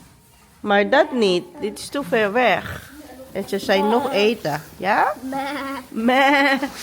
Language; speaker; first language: Dutch; non-native, learner; Filipino